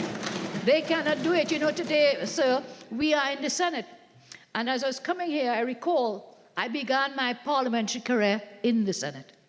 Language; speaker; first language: English; native; English